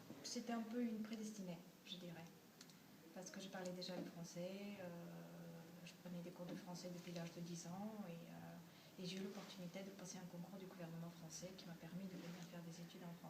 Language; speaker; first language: French; non-native, fluent; Bulgarian